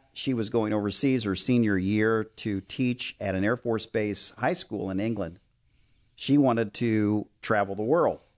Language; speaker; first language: English; native; English